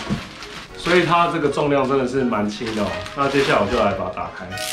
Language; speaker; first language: Chinese; native; Chinese